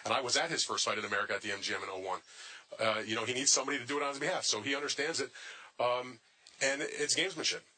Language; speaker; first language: English; native; English